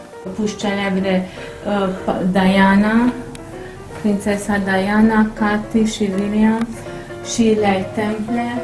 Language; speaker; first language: Romanian; non-native, local second language; Hungarian